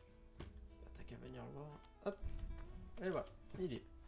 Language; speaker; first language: French; native; French